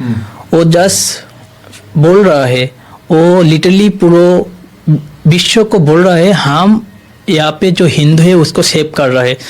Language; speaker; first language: Hindi; non-native, learner; Bangla